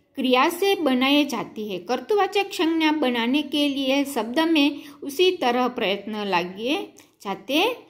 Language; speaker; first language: Hindi; non-native, local second language; Gujarati